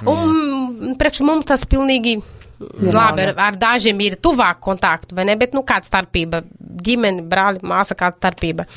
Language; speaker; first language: Latvian; non-native, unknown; Portuguese